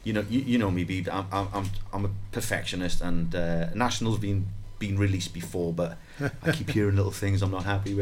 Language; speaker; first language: English; native; English